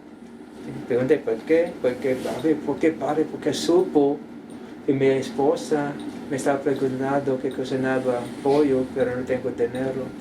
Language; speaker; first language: Spanish; non-native, learner; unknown